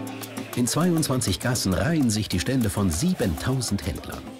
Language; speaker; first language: German; native; German